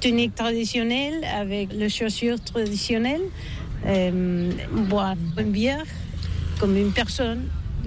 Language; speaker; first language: French; non-native, learner; Catalan